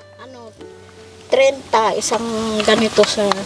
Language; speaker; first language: Filipino; non-native, local second language; Pangasinan